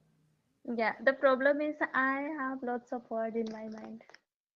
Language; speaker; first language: English; non-native, learner; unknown